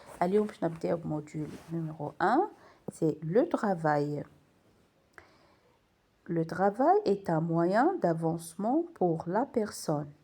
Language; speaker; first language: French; non-native, local second language; Arabic